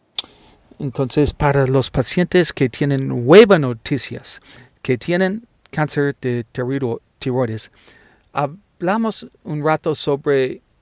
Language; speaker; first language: Spanish; non-native, learner; English